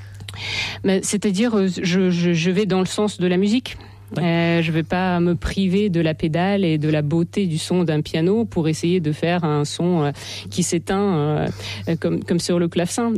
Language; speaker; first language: French; non-native, fluent; Russian